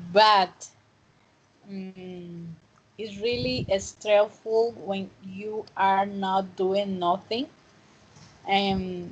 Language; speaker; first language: English; non-native, fluent; Spanish